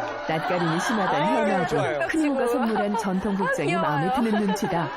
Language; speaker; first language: Korean; native; Korean